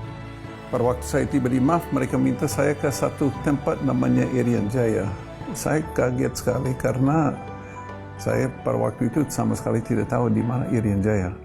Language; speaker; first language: Indonesian; non-native, fluent; English